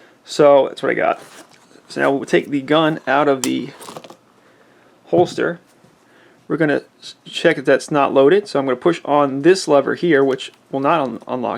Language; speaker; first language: English; native; English